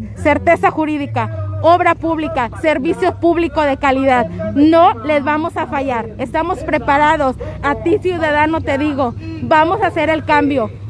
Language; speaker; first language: Spanish; native; Spanish